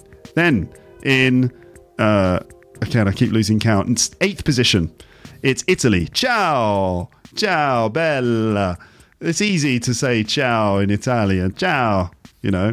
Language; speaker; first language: English; native; English